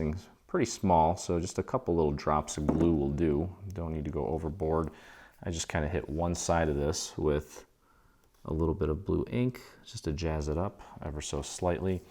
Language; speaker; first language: English; native; English